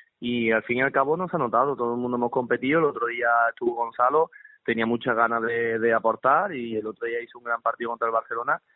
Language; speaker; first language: Spanish; native; Spanish